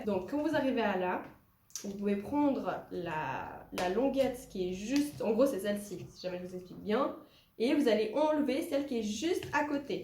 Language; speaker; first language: French; native; French